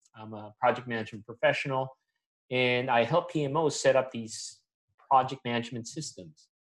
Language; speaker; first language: English; non-native, local second language; Filipino